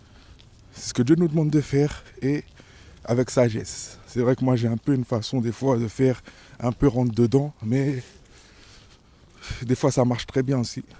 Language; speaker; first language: French; native; French